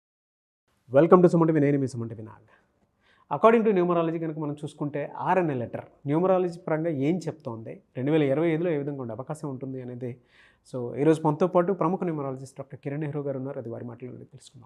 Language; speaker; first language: Telugu; native; Telugu